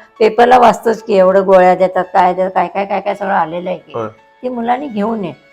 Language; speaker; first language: Marathi; native; Marathi